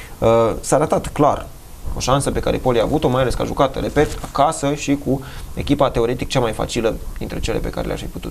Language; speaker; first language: Romanian; native; Romanian